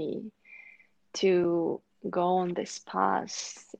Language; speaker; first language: English; non-native, fluent; Russian